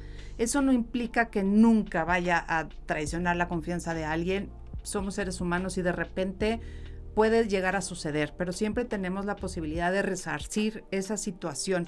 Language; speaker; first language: Spanish; native; Spanish